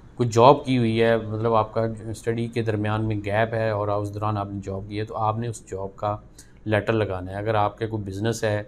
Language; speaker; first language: Urdu; non-native, local second language; Punjabi